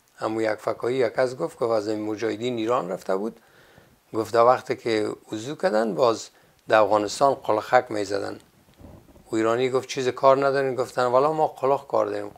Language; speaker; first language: Persian; native; Persian